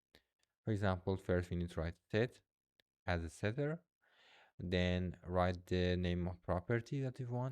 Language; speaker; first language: English; non-native, fluent; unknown